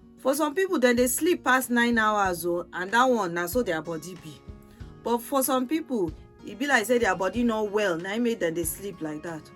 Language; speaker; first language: Nigerian Pidgin; non-native, local second language; Yoruba